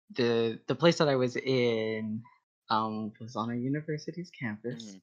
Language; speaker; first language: English; native; English